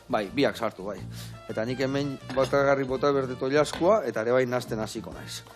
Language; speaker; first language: Basque; native; Basque